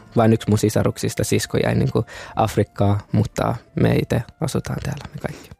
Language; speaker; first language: Finnish; early bilingual, other home language; Kinyarwanda